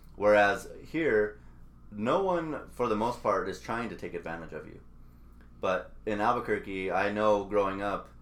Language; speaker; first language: English; native; English